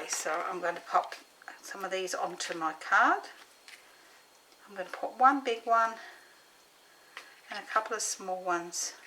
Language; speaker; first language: English; native; English